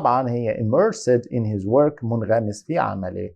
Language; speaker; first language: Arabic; native; Arabic